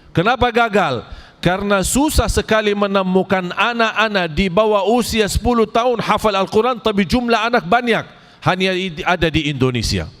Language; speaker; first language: Malay; non-native, fluent; Arabic